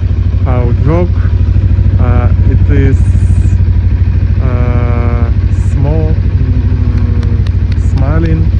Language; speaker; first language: English; non-native, learner; Russian